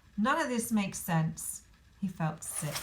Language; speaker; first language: English; native; English